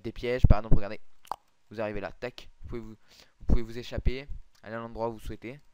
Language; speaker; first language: French; native; French